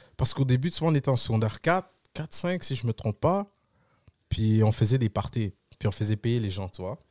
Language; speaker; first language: French; early bilingual, other home language; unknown